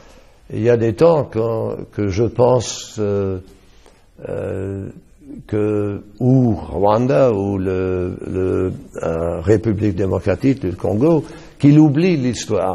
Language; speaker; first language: French; non-native, fluent; English